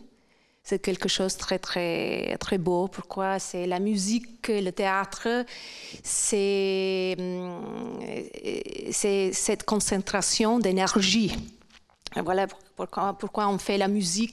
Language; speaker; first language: French; non-native, fluent; Albanian